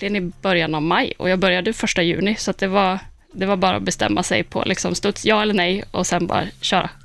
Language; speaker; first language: Swedish; native; Swedish